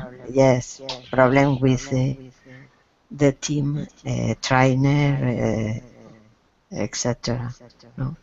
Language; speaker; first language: English; non-native, learner; Spanish